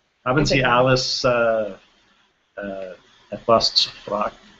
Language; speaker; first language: German; non-native, learner; English